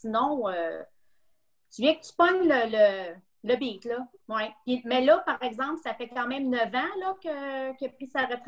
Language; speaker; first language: French; native; French